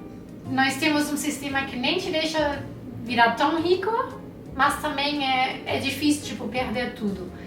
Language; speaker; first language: Portuguese; non-native, fluent; German